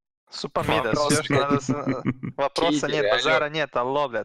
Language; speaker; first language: Russian; non-native, learner; Serbian